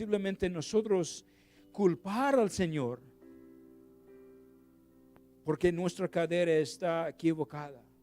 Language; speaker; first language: Spanish; non-native, learner; English